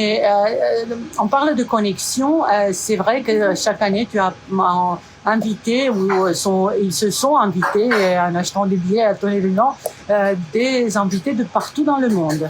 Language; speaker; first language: French; non-native, fluent; Romanian